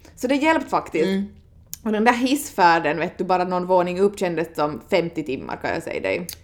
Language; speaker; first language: Swedish; native; Swedish